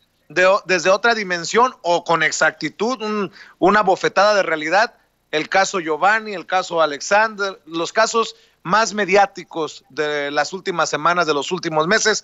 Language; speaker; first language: Spanish; native; Spanish